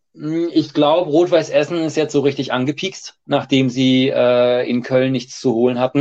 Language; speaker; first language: German; native; German